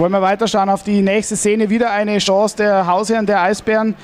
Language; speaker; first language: German; native; German